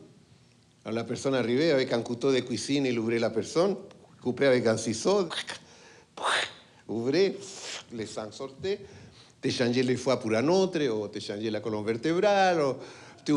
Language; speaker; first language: French; non-native, fluent; Spanish